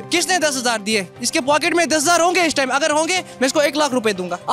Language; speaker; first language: Hindi; native; Hindi